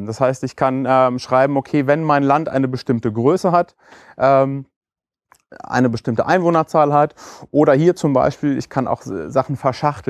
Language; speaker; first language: German; native; German